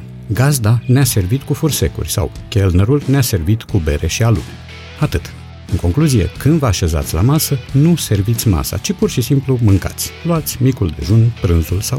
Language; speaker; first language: Romanian; native; Romanian